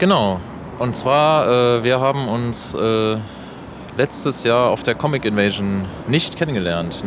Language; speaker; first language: German; native; German